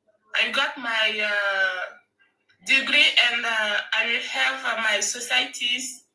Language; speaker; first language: English; non-native, learner; French